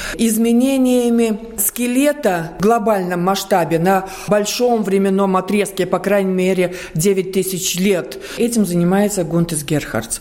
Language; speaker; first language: Russian; non-native, local second language; Latvian